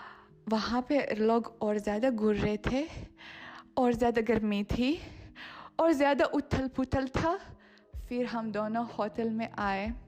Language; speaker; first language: Hindi; non-native, fluent; Russian